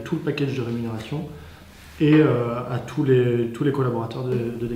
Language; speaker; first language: French; native; French